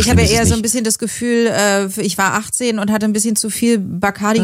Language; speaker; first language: German; native; German